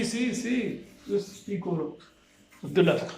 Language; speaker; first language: Italian; non-native, learner; Punjabi